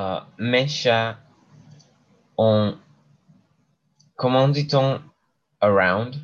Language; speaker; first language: French; non-native, learner; English